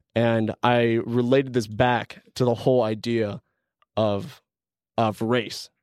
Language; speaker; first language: English; native; English